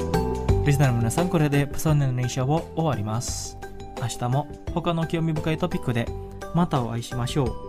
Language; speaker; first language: Japanese; non-native, fluent; Indonesian